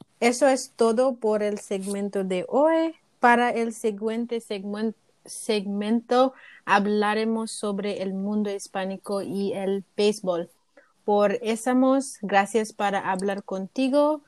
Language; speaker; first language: Spanish; non-native, learner; English